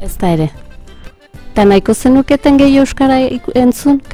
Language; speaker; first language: Basque; native; Basque